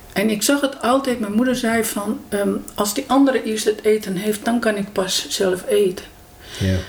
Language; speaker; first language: Dutch; non-native, fluent; Persian